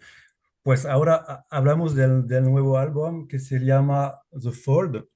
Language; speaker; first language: Spanish; non-native, learner; French